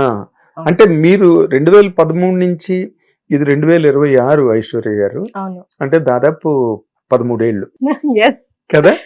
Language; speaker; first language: Telugu; native; Telugu